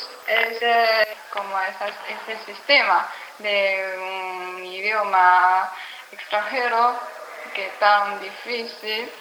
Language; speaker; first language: Spanish; non-native, learner; Chinese